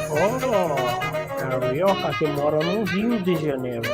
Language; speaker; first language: Portuguese; non-native, learner; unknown